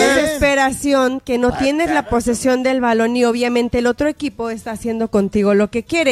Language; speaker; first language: Spanish; native; Spanish